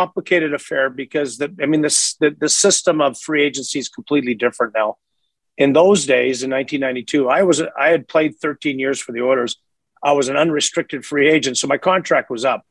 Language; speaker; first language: English; native; English